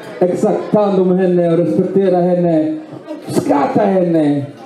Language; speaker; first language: Swedish; non-native, fluent; Swahili